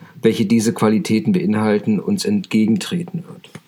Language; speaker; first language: German; native; German